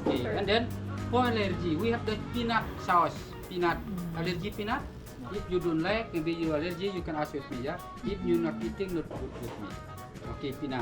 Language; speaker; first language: English; non-native, learner; Indonesian